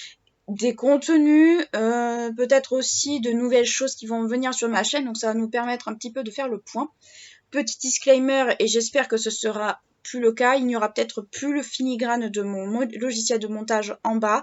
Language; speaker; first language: French; native; French